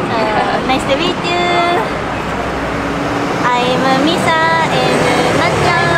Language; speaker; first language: English; non-native, learner; Japanese